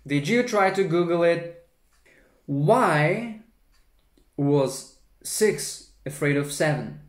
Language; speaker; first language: English; non-native, fluent; Czech